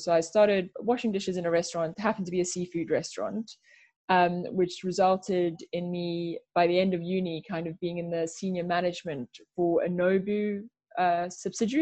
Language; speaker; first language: English; native; English